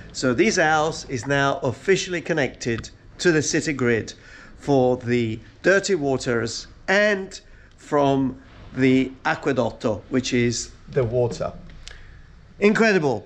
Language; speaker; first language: English; non-native, fluent; Italian